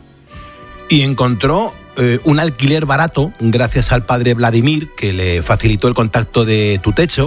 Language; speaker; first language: Spanish; native; Spanish